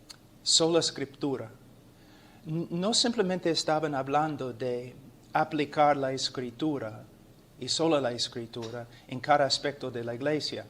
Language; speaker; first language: Spanish; non-native, fluent; English